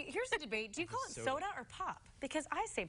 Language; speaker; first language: English; native; English